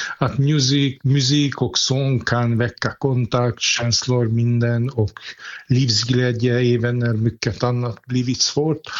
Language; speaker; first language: Swedish; non-native, fluent; Hungarian